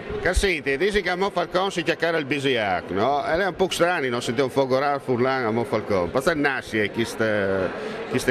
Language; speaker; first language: Italian; native; Italian